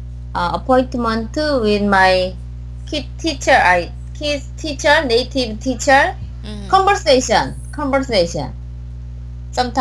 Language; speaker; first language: English; non-native, learner; Korean